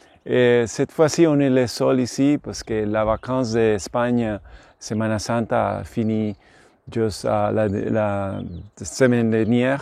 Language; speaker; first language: French; non-native, learner; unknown